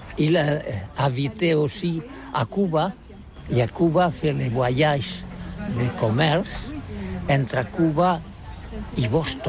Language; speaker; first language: French; non-native, learner; Catalan